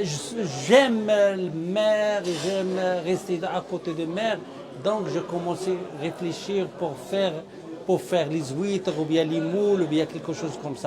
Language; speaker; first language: French; non-native, learner; Arabic